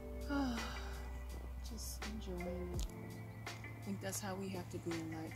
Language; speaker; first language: English; native; English